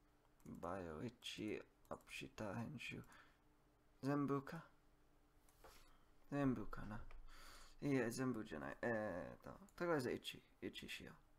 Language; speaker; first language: Japanese; non-native, learner; English